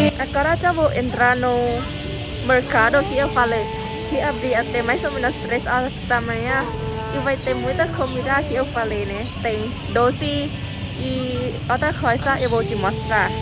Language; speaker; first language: Portuguese; non-native, learner; Thai